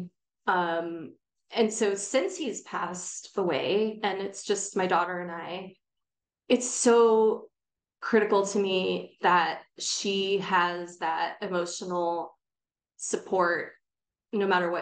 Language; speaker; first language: English; native; English